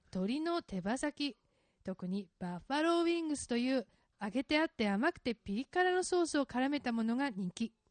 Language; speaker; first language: Japanese; native; Japanese